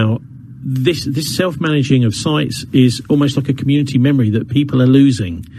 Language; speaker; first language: English; native; English